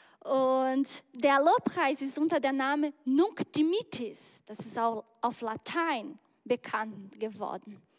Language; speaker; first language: German; non-native, learner; Portuguese